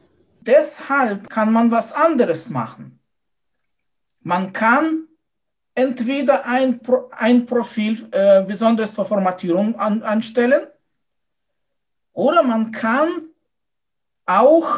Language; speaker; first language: German; non-native, fluent; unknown